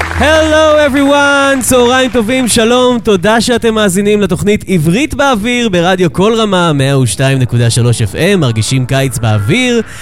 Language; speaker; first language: Hebrew; native; Hebrew